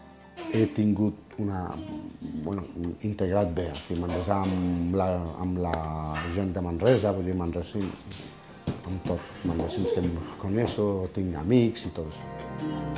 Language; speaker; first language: Catalan; non-native, fluent; Bangla